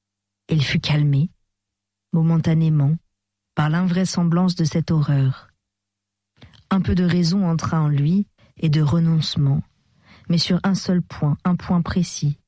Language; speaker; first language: French; native; French